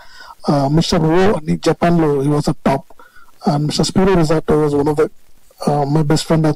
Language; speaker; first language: Telugu; non-native, learner; Tamil